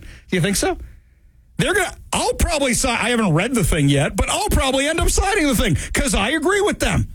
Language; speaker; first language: English; native; English